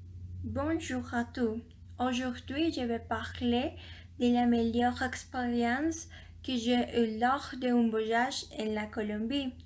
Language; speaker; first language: French; non-native, learner; Spanish